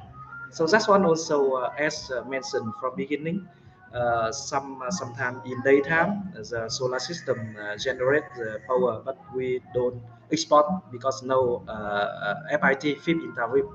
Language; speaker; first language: English; non-native, fluent; Vietnamese